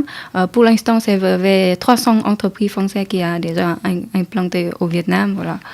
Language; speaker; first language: French; non-native, learner; Vietnamese